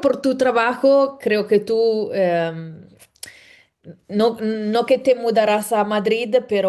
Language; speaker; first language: Spanish; non-native, fluent; Italian